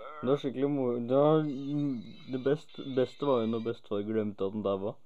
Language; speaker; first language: Norwegian; native; Norwegian